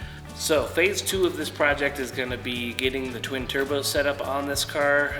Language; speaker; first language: English; native; English